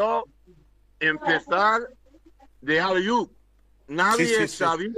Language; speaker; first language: Spanish; non-native, learner; English